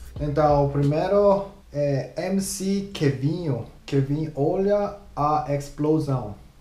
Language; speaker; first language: Portuguese; non-native, learner; English